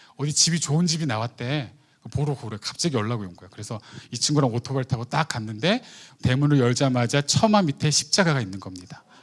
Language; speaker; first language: Korean; native; Korean